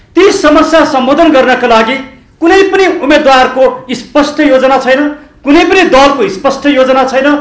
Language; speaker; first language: Nepali; native; Nepali